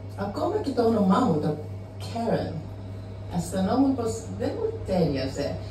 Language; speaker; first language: Greek; non-native, fluent; English